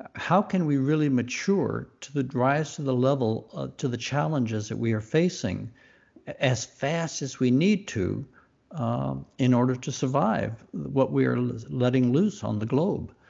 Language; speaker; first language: English; native; English